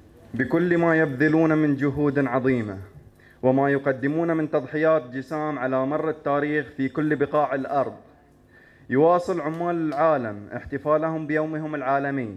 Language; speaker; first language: Arabic; native; Arabic